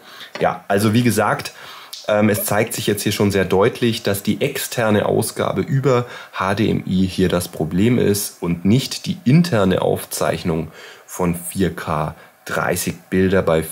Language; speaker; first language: German; native; German